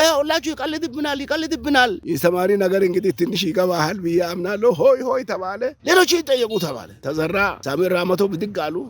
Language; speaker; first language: Amharic; non-native, local second language; Oromo